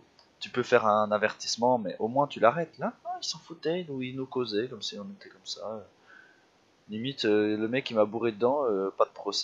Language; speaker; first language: French; native; French